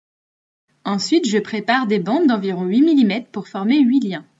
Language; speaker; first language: French; native; French